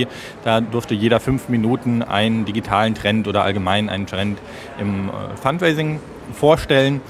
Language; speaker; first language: German; native; German